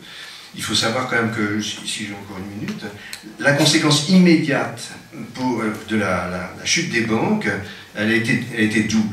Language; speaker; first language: French; native; French